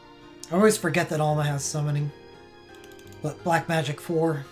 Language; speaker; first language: English; native; English